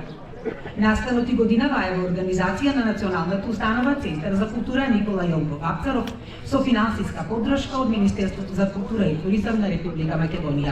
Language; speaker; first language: Macedonian; native; Macedonian